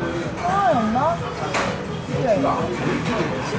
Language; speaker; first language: Chinese; non-native, learner; Korean